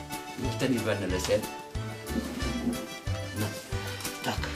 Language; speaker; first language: Slovak; non-native, local second language; Hungarian